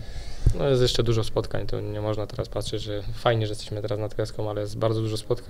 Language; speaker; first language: Polish; native; Polish